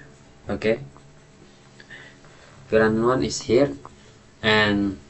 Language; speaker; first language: English; non-native, learner; Indonesian